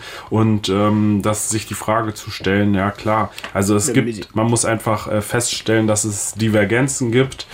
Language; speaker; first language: German; native; German